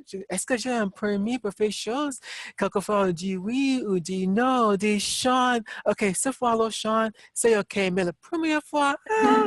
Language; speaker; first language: French; non-native, learner; English